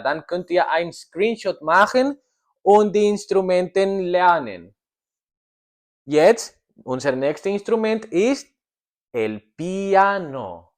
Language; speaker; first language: German; non-native, learner; Spanish